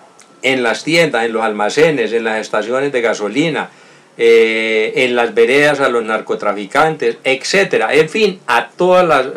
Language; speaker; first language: Spanish; native; Spanish